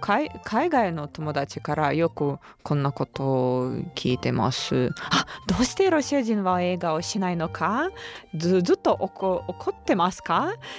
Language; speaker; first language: Japanese; non-native, learner; Russian